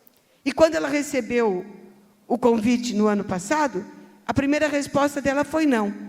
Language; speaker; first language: Portuguese; native; Portuguese